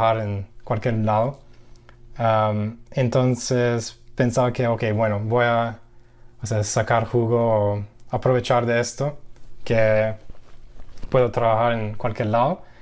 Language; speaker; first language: Spanish; non-native, fluent; English